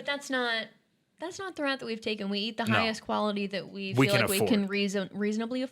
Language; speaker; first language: English; native; English